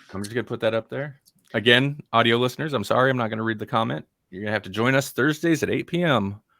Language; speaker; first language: English; native; English